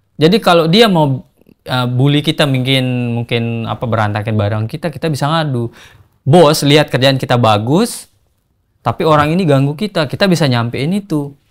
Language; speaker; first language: Indonesian; non-native, local second language; Sasak